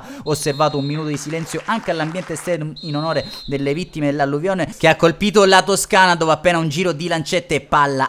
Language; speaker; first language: Italian; native; Italian